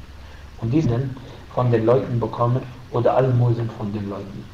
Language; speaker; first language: German; non-native, fluent; Arabic